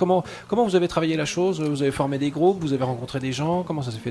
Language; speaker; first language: French; native; French